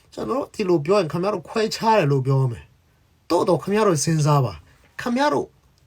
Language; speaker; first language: Burmese; non-native, local second language; Hakha Chin